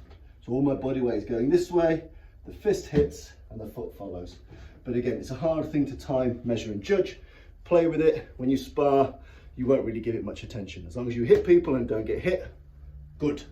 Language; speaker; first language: English; native; English